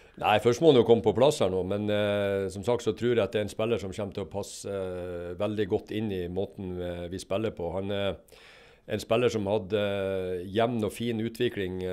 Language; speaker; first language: Norwegian; native; Norwegian